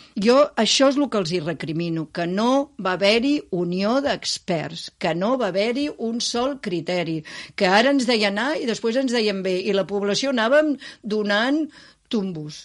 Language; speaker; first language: Catalan; native; Catalan